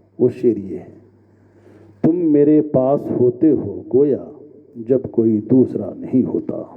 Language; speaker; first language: Urdu; native; Urdu